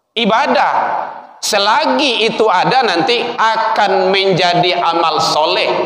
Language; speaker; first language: Malay; non-native, local second language; Minangkabau